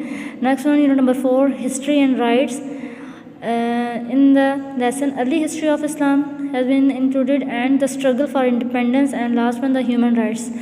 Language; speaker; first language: English; non-native, local second language; Urdu